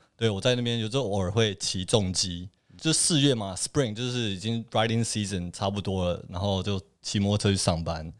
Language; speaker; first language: Chinese; early bilingual, heritage; Chinese